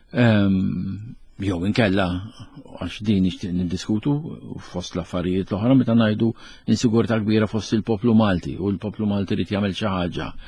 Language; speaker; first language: Maltese; native; Maltese